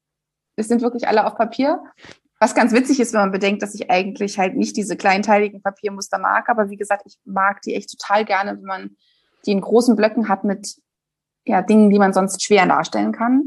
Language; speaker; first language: German; native; German